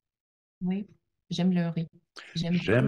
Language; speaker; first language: French; non-native, learner; Russian